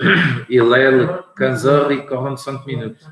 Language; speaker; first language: French; non-native, learner; Portuguese